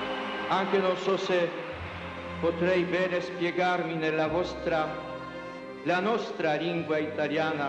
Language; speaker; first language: Italian; non-native, fluent; Polish